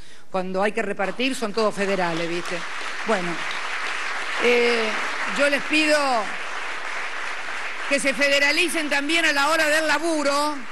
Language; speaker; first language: Spanish; native; Spanish